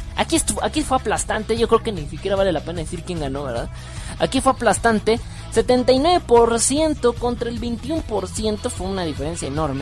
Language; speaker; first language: Spanish; native; Spanish